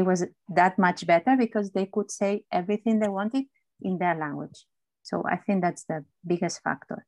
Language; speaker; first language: English; non-native, fluent; Spanish